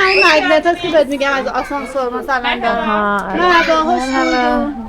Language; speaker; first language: Persian; native; Persian